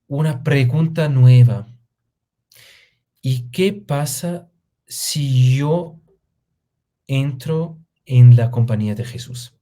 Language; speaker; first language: Spanish; non-native, fluent; German